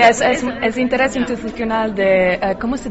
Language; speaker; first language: Spanish; non-native, learner; Polish